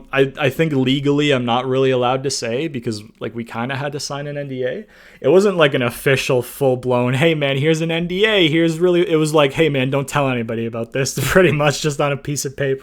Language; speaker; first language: English; native; English